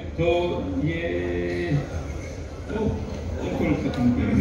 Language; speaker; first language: Hindi; non-native, learner; English